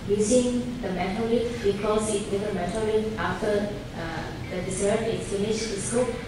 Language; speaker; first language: English; non-native, fluent; Thai